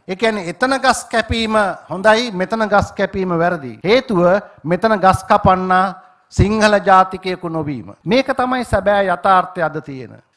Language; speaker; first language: Sinhala; native; Sinhala